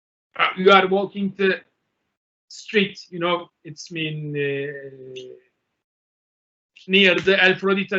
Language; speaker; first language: English; non-native, learner; Turkish